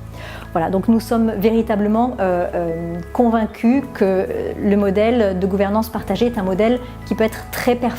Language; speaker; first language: French; native; French